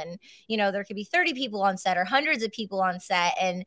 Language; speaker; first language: English; native; English